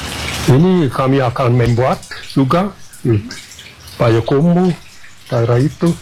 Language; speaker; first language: Indonesian; non-native, fluent; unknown